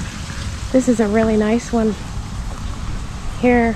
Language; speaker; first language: English; native; English